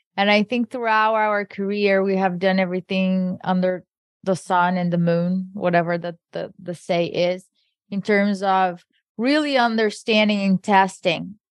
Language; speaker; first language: English; early bilingual, other home language; Portuguese